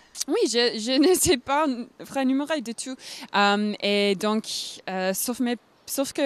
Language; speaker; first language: French; non-native, fluent; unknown